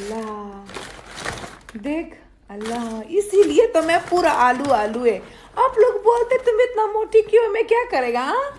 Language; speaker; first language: Hindi; non-native, local second language; Pashto